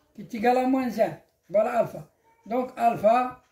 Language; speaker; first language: French; non-native, local second language; Arabic